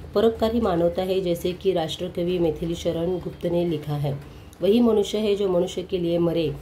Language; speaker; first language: Hindi; non-native, local second language; Marathi